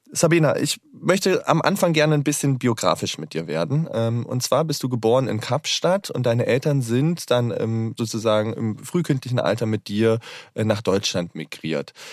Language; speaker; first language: German; native; German